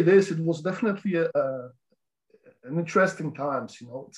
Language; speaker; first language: English; non-native, fluent; Polish